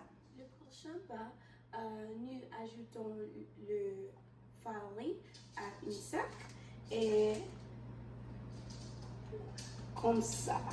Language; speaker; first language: French; non-native, learner; English